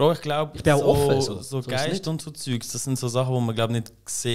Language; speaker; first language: German; native; German